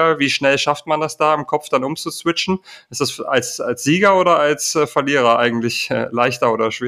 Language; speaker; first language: German; native; German